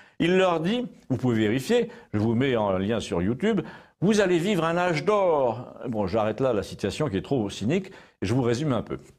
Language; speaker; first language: French; native; French